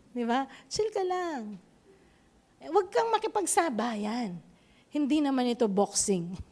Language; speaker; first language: Filipino; non-native, local second language; Pampanga